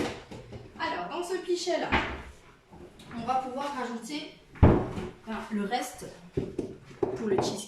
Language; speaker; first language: French; native; French